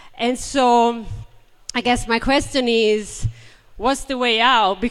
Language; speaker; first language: English; non-native, fluent; Italian